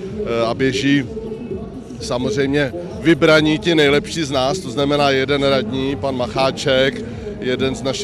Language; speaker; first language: Czech; native; Czech